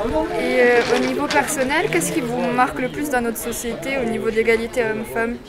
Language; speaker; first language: French; native; French